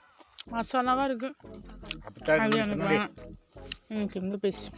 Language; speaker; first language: Tamil; early bilingual, heritage; Tamil